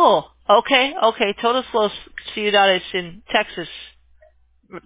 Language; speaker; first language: Spanish; non-native, learner; English